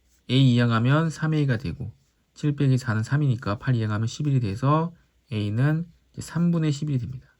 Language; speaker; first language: Korean; native; Korean